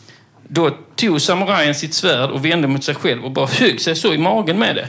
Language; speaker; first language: Swedish; native; Swedish